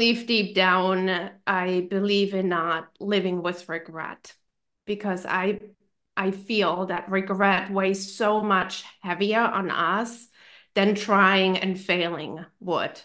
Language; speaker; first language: English; non-native, fluent; German